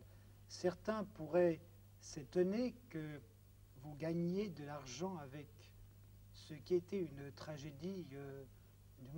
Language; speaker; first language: French; native; French